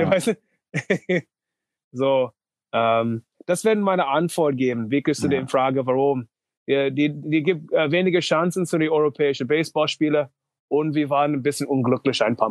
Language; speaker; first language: German; non-native, learner; English